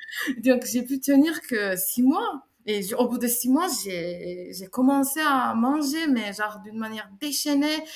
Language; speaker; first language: French; non-native, fluent; Turkish